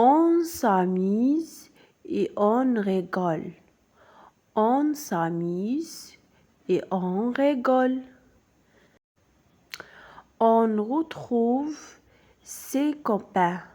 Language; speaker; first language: French; non-native, local second language; Arabic